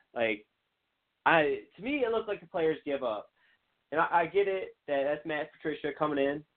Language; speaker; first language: English; native; English